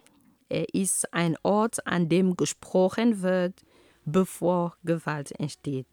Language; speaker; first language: German; non-native, fluent; Ghomala